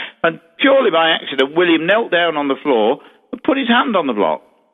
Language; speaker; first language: English; native; English